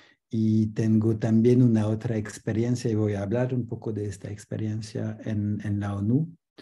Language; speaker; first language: Spanish; non-native, learner; French